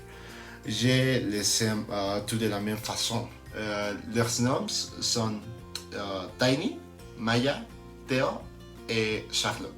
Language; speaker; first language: French; non-native, learner; Spanish